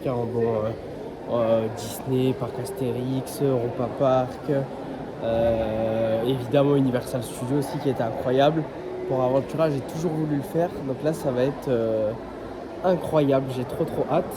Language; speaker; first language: French; native; French